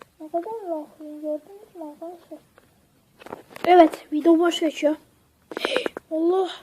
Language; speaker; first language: Turkish; native; Turkish